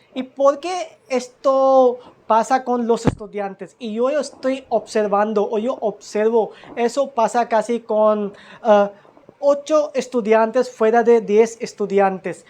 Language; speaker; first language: Spanish; non-native, fluent; Hindi